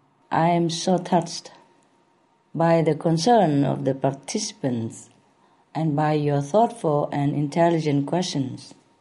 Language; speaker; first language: English; non-native, fluent; Vietnamese